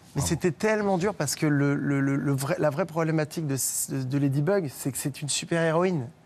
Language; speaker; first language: French; native; French